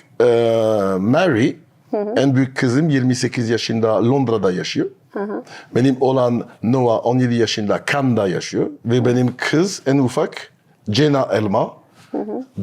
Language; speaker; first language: Turkish; non-native, learner; French